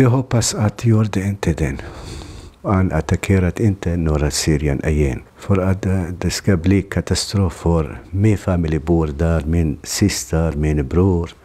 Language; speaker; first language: Swedish; non-native, learner; Kurdish